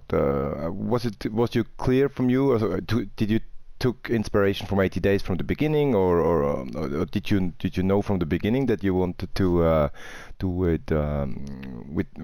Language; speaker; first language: English; non-native, fluent; German